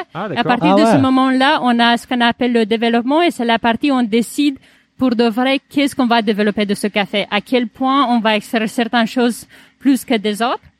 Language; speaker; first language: French; non-native, fluent; Romanian